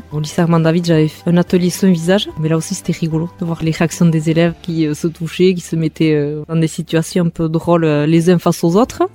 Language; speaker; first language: French; non-native, local second language; Basque